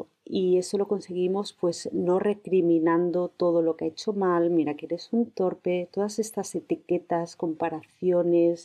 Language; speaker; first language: Spanish; native; Spanish